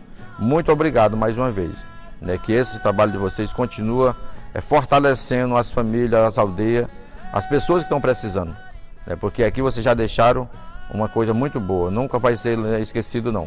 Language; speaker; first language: Portuguese; non-native, local second language; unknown